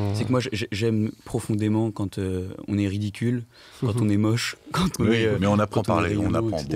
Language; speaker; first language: French; native; French